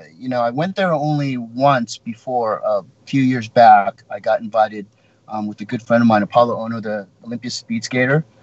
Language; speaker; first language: English; native; English